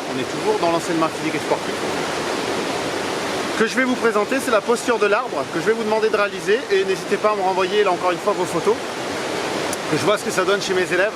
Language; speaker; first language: French; native; French